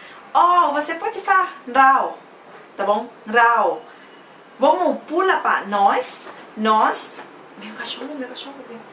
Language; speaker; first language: Portuguese; non-native, fluent; Thai